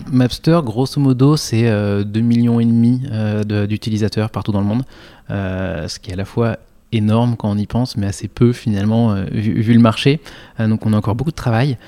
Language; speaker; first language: French; native; French